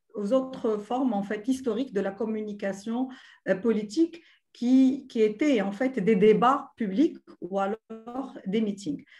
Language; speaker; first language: French; non-native, local second language; Arabic